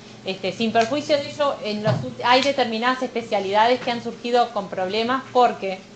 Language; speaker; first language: Spanish; native; Spanish